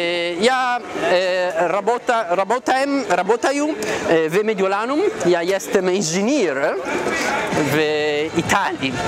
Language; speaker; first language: Russian; non-native, learner; Italian